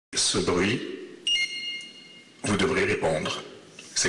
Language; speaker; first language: French; native; French